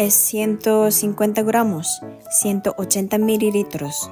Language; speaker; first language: Spanish; non-native, fluent; Japanese